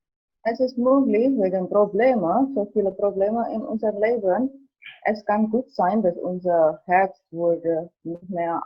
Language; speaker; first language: German; non-native, learner; Indonesian